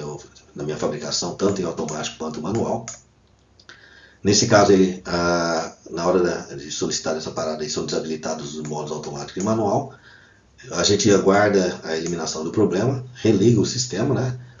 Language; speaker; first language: Portuguese; native; Portuguese